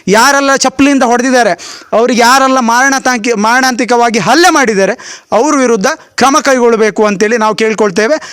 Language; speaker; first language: Kannada; native; Kannada